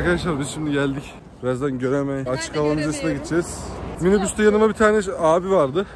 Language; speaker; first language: Turkish; native; Turkish